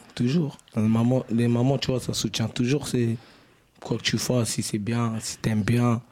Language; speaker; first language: French; native; French